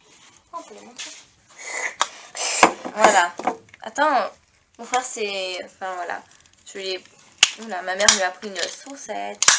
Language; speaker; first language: French; native; French